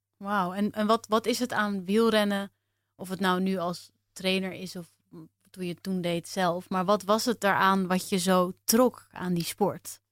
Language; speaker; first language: Dutch; native; Dutch